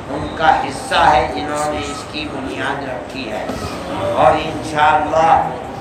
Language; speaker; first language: Urdu; native; Urdu